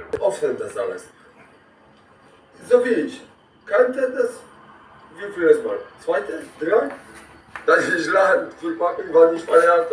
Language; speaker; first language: German; non-native, learner; Polish